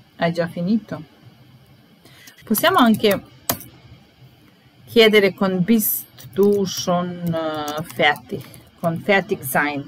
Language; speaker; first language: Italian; non-native, fluent; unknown